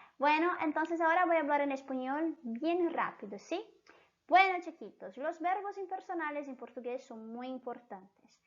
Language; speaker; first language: Spanish; non-native, fluent; Portuguese